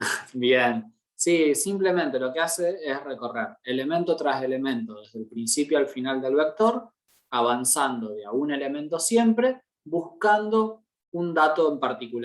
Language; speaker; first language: Spanish; native; Spanish